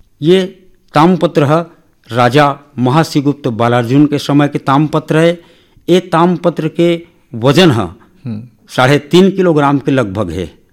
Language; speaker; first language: Hindi; non-native, local second language; Chhattisgarhi